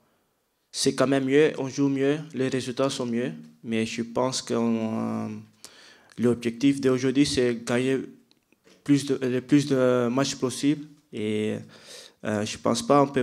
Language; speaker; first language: French; non-native, fluent; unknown